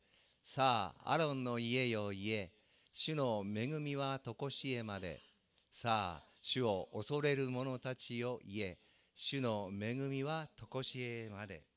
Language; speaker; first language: Japanese; native; Japanese